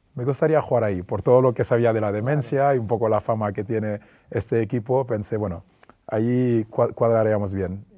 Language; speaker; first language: Spanish; non-native, fluent; French